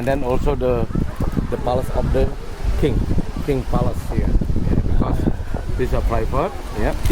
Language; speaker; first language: English; non-native, learner; Indonesian